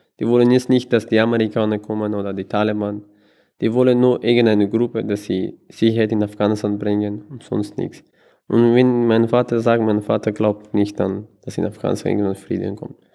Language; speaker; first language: German; non-native, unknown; Persian